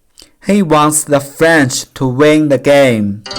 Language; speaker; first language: English; non-native, learner; Chinese